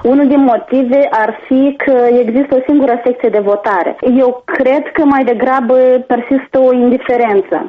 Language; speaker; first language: Romanian; native; Romanian